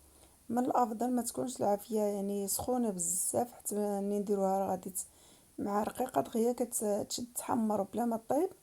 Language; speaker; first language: Arabic; native; Arabic